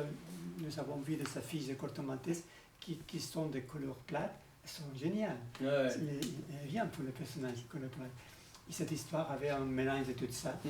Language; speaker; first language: French; non-native, learner; Spanish